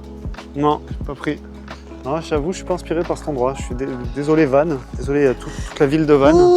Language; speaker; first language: French; native; French